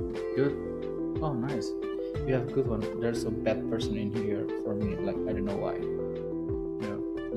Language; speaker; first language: English; non-native, learner; Indonesian